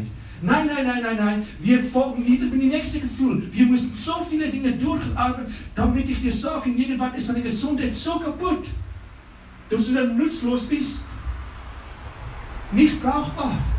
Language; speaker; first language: German; non-native, fluent; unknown